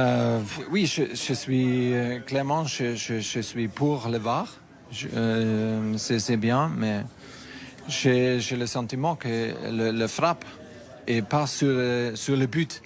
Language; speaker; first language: French; non-native, fluent; German